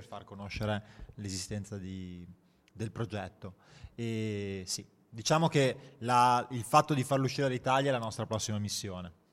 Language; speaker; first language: Italian; native; Italian